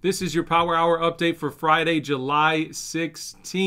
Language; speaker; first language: English; native; English